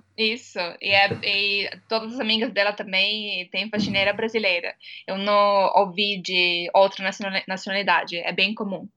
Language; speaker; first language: Portuguese; non-native, fluent; Estonian